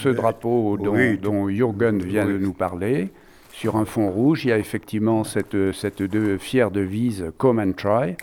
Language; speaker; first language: French; native; French